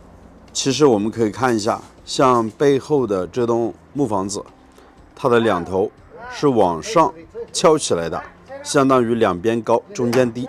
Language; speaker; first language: Chinese; native; Chinese